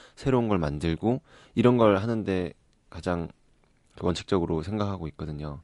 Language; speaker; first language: Korean; native; Korean